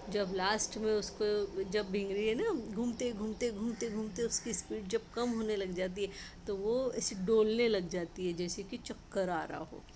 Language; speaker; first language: Hindi; non-native, local second language; Marathi